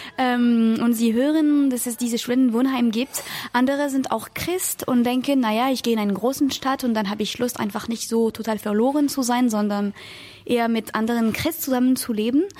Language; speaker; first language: German; non-native, fluent; French